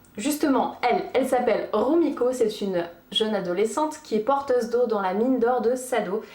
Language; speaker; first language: French; early bilingual, other home language; Portuguese